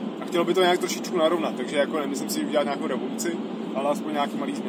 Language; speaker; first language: Czech; native; Czech